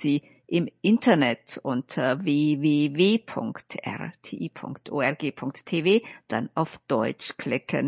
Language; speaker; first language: German; native; German